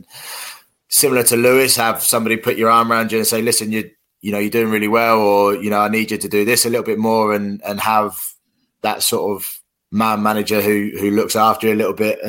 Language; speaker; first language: English; native; English